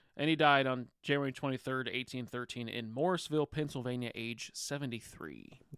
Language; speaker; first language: English; native; English